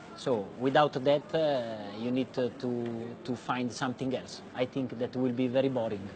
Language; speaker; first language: English; non-native, learner; Italian